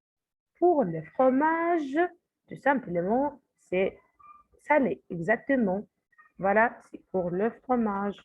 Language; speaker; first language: French; non-native, fluent; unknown